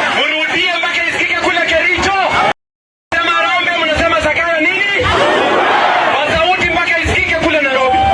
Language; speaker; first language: Swahili; non-native, local second language; Kalenjin